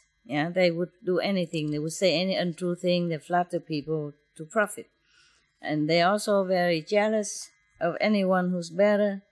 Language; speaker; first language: English; non-native, fluent; Vietnamese